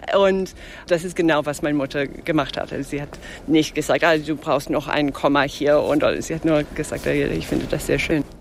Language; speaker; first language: German; non-native, fluent; English